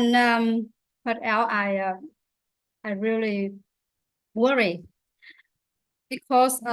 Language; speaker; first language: English; non-native, learner; Vietnamese